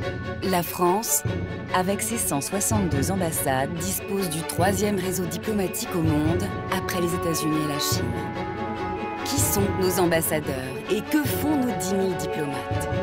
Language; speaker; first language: French; native; French